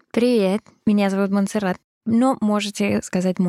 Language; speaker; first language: Russian; non-native, fluent; Spanish